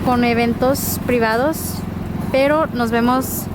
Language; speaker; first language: Spanish; early bilingual, heritage; Spanish